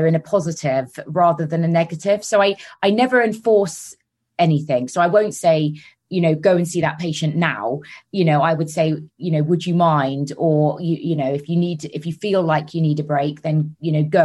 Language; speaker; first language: English; native; English